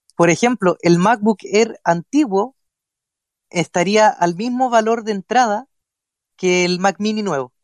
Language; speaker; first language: Spanish; native; Spanish